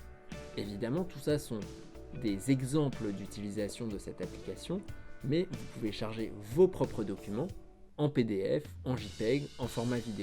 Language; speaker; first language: French; native; French